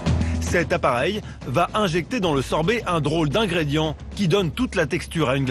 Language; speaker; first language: French; native; French